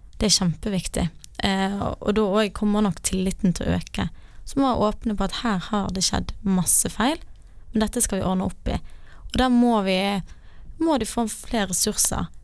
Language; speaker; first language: Norwegian; native; Norwegian